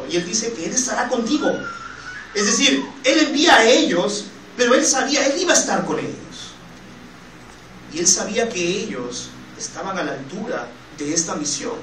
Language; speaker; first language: Spanish; native; Spanish